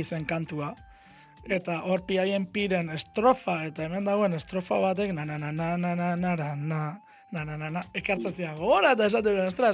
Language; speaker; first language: Basque; native; Basque